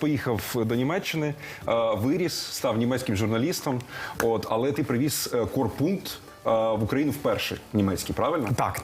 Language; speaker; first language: Ukrainian; native; Ukrainian